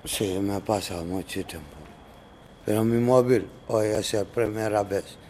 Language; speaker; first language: Spanish; non-native, learner; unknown